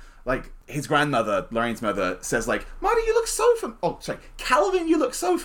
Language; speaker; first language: English; native; English